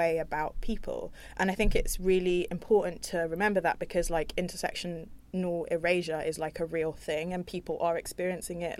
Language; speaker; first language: English; native; English